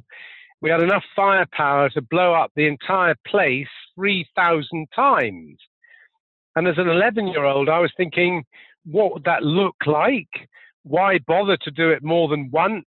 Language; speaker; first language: English; native; English